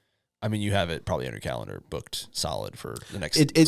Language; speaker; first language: English; native; English